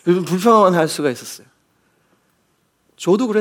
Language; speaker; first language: Korean; native; Korean